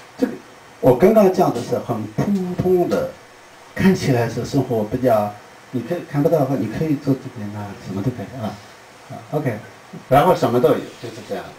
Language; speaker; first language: Chinese; non-native, local second language; Tibetan